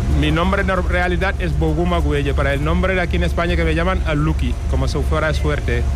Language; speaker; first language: Spanish; non-native, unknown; Wolof